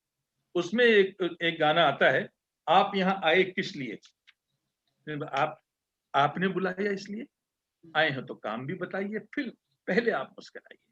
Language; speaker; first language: Hindi; native; Hindi